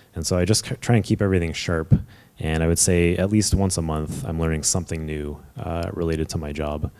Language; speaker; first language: English; native; English